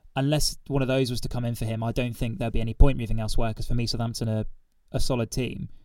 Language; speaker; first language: English; native; English